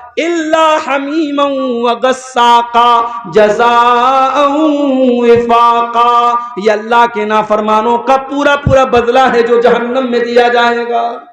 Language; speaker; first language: Urdu; native; Urdu